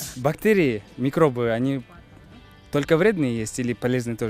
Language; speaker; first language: Russian; non-native, local second language; Kyrgyz